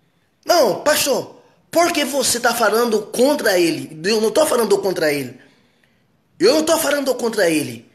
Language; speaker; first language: Portuguese; non-native, fluent; Haitian Creole